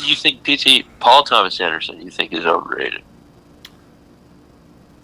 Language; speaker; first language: English; native; English